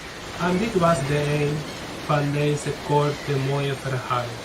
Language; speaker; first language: Dutch; non-native, learner; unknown